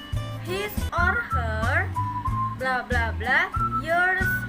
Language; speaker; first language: English; non-native, learner; Indonesian